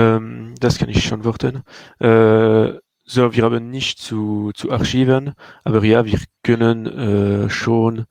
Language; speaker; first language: German; non-native, learner; French